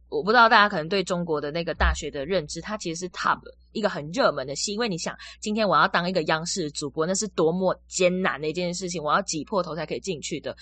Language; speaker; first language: Chinese; native; Chinese